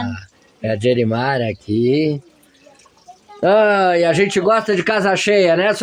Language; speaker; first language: Portuguese; native; Portuguese